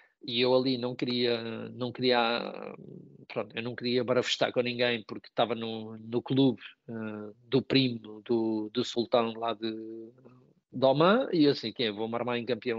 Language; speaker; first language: Portuguese; native; Portuguese